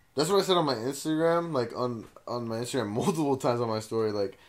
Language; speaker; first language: English; native; English